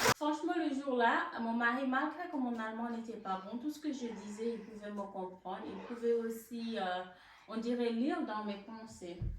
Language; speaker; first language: French; non-native, local second language; Wolof